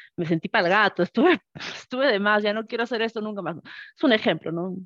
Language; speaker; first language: Spanish; native; Spanish